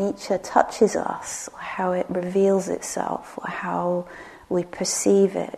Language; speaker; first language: English; native; English